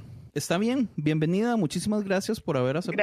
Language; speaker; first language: Spanish; native; Spanish